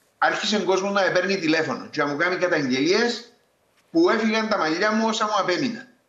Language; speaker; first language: Greek; native; Greek